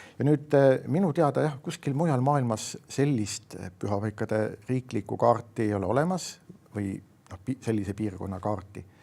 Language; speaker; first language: Estonian; native; Estonian